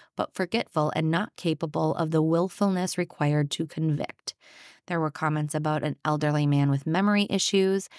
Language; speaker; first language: English; native; English